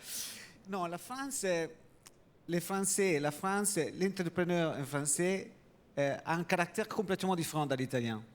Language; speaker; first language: French; non-native, learner; Italian